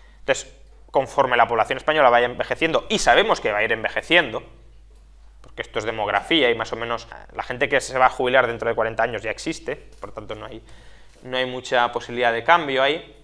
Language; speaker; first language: Spanish; native; Spanish